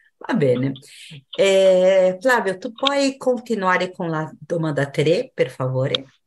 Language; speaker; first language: Italian; non-native, fluent; Portuguese